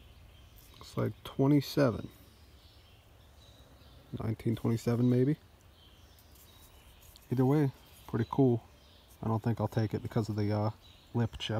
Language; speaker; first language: English; native; English